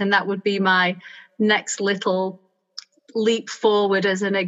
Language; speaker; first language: English; native; English